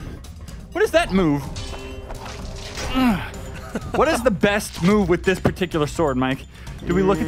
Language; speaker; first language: English; native; English